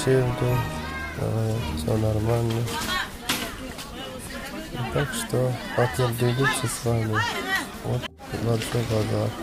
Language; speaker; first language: Russian; non-native, local second language; Uzbek